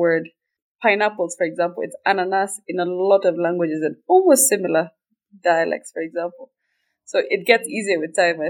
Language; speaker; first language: English; non-native, local second language; Somali